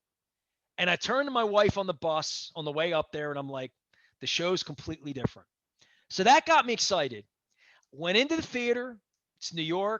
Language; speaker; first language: English; native; English